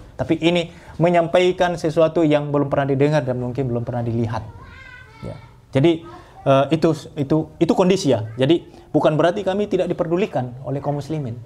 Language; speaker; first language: Indonesian; non-native, local second language; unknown